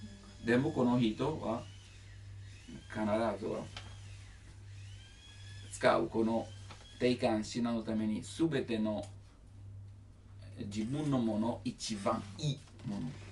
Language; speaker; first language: Japanese; non-native, learner; Italian